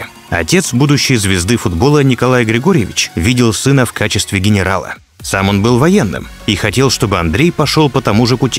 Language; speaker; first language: Russian; native; Russian